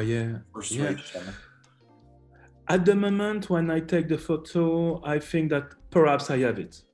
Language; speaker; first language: English; non-native, learner; French